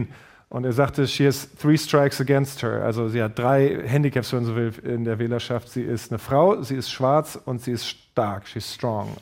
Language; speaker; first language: German; native; German